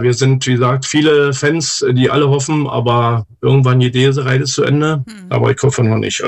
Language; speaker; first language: German; native; German